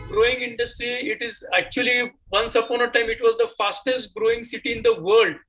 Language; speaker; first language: English; non-native, local second language; Marathi